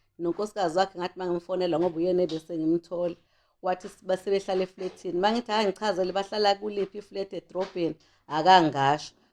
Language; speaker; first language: Zulu; native; Zulu